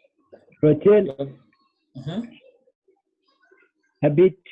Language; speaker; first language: French; non-native, learner; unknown